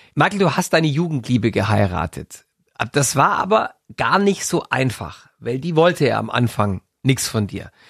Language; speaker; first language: German; native; German